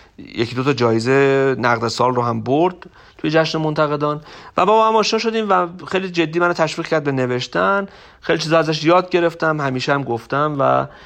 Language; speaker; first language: Persian; native; Persian